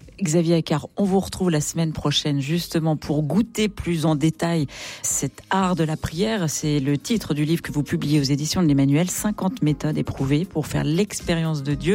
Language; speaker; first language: French; native; French